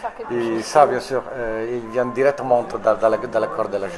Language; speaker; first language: French; non-native, fluent; Italian